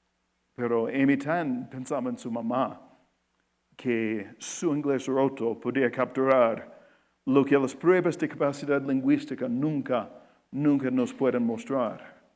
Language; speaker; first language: Spanish; non-native, fluent; English